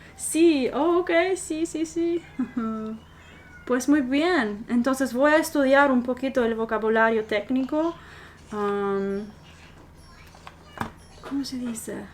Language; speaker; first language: Spanish; non-native, fluent; English